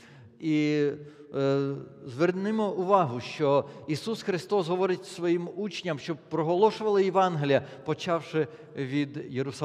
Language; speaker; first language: Polish; non-native, learner; Ukrainian